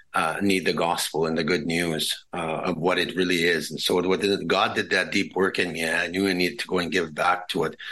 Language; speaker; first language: English; non-native, fluent; Cree